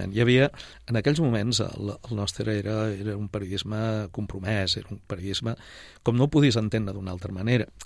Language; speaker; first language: Catalan; native; Catalan